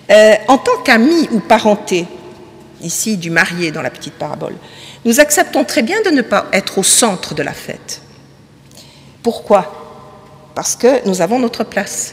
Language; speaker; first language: French; native; French